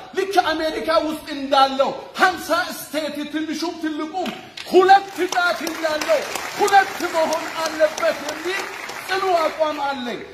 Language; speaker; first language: Amharic; non-native, local second language; Wolaytta